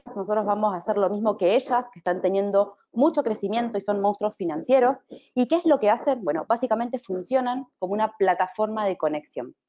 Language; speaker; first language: Spanish; native; Spanish